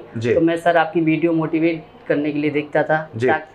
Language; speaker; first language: Hindi; native; Hindi